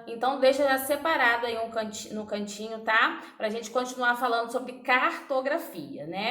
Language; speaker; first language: Portuguese; native; Portuguese